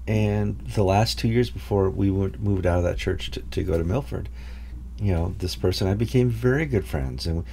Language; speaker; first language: English; native; English